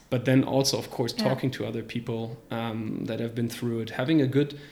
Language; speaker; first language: English; non-native, fluent; German